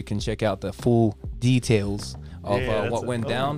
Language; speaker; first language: English; native; English